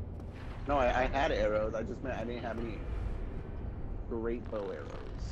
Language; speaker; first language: English; native; English